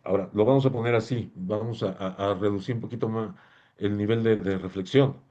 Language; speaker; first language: Spanish; native; Spanish